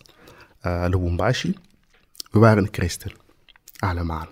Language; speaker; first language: Dutch; non-native, fluent; Swahili